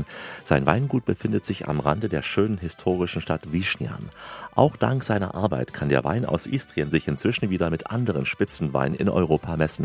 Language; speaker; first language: German; native; German